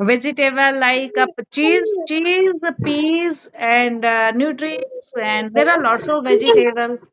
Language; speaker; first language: English; non-native, learner; Hindi